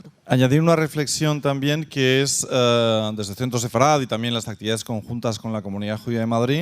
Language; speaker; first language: Spanish; native; Spanish